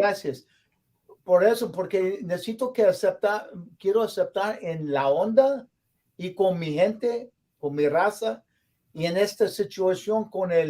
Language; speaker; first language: Spanish; non-native, learner; English